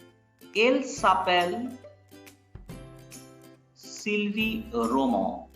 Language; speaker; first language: French; non-native, fluent; Bangla